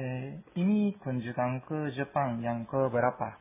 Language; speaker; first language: Indonesian; non-native, fluent; Japanese